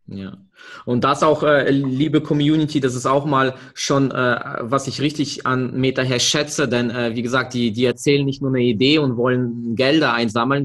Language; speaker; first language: German; native; German